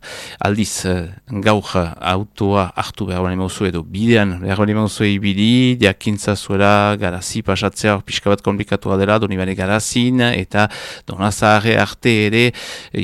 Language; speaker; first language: Basque; native; Basque